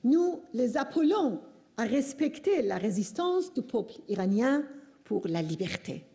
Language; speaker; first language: French; non-native, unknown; Persian